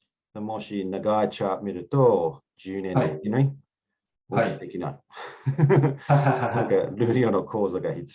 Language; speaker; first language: Japanese; non-native, learner; English